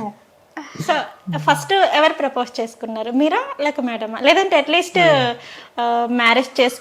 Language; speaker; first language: Telugu; native; Telugu